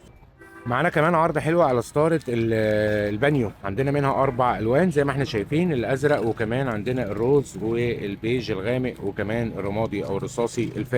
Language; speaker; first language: Arabic; native; Arabic